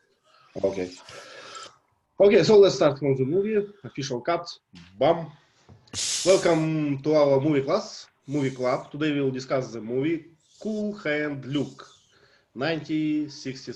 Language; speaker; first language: English; non-native, fluent; Russian